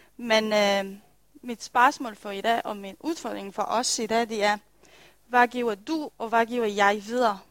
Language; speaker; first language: Danish; non-native, fluent; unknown